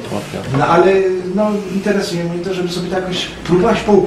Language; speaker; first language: Polish; native; Polish